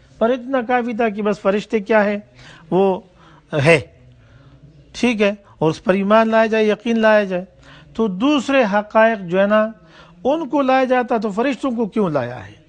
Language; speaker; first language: Urdu; non-native, local second language; Pashto